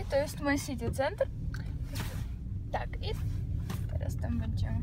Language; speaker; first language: Polish; non-native, learner; Ukrainian